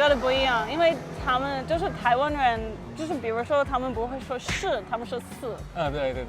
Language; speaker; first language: Chinese; non-native, fluent; English